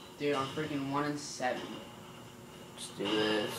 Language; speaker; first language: English; native; English